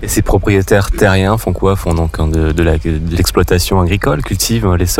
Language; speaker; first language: French; native; French